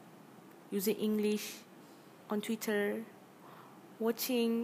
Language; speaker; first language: English; non-native, learner; Malay